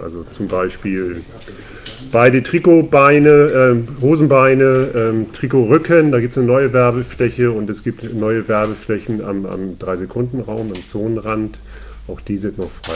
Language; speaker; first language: German; native; German